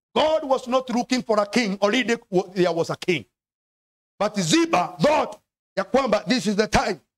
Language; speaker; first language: English; non-native, local second language; Swahili